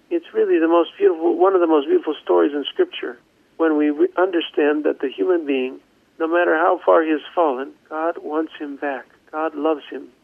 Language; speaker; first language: English; native; English